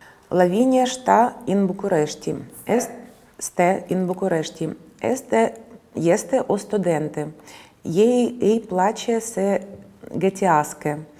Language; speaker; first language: Romanian; non-native, learner; Russian